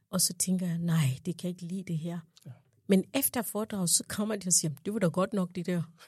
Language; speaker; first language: Danish; non-native, fluent; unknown